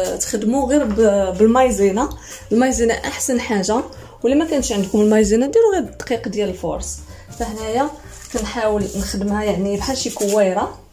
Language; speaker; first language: Arabic; native; Arabic